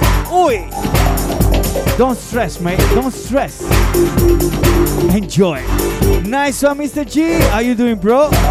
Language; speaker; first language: English; non-native, fluent; Italian